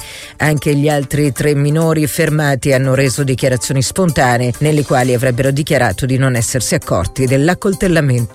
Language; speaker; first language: Italian; native; Italian